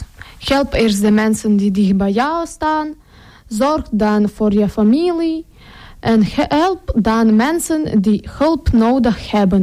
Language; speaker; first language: Dutch; non-native, learner; Ukrainian